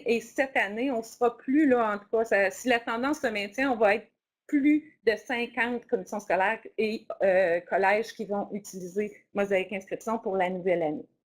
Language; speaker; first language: French; native; French